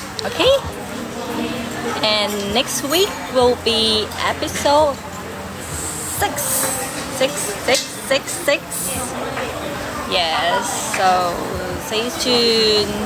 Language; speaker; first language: English; non-native, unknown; Thai